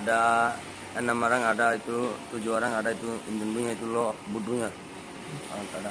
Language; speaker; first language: Indonesian; non-native, learner; Rohingya